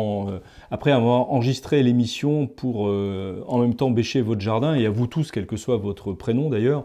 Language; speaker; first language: French; native; French